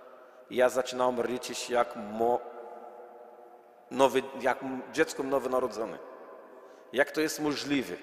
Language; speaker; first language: Polish; non-native, learner; Arabic